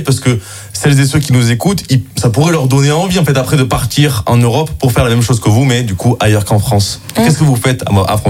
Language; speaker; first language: French; native; French